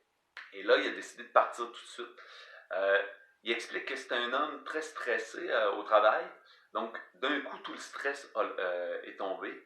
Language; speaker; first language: French; native; French